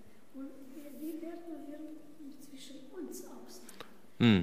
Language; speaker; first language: German; non-native, learner; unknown